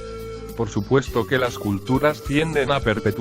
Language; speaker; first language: Spanish; native; Spanish